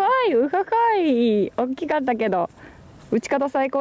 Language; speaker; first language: Japanese; native; Japanese